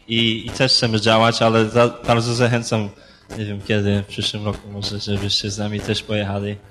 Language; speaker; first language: Polish; early bilingual, heritage; Polish